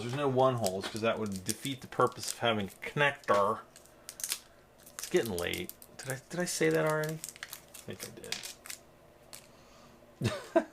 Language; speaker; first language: English; native; English